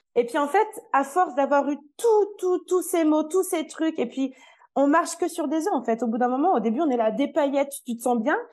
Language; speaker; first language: French; native; French